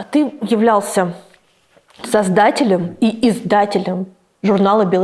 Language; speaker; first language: Russian; native; Russian